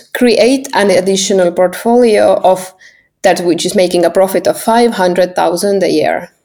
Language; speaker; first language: English; non-native, fluent; Estonian